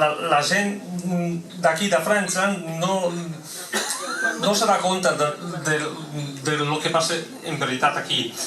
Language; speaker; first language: Catalan; non-native, local second language; French